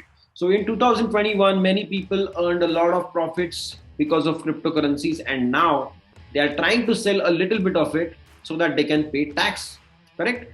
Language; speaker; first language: English; non-native, local second language; Marathi